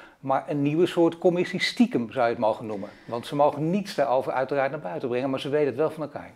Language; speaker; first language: Dutch; native; Dutch